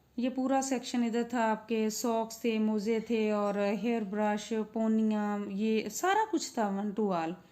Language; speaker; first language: Urdu; non-native, local second language; Punjabi